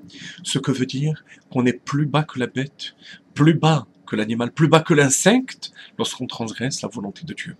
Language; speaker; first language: French; native; French